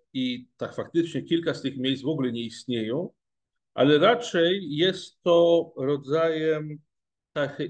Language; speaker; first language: Polish; non-native, fluent; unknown